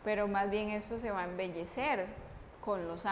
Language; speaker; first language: Spanish; native; Spanish